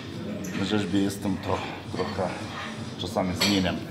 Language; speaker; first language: Polish; non-native, fluent; Lithuanian